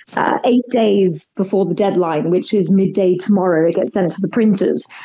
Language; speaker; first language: English; native; English